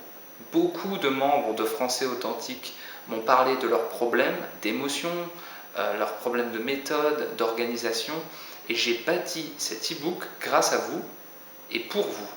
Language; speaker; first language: French; native; French